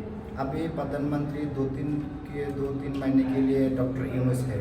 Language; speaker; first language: Hindi; non-native, learner; Bangla